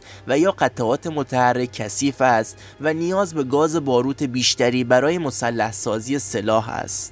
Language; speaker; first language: Persian; native; Persian